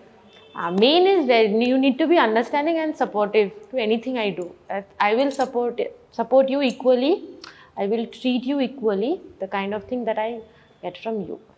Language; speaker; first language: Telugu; non-native, fluent; Bangla